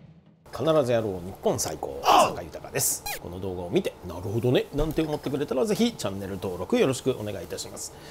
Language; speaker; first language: Japanese; native; Japanese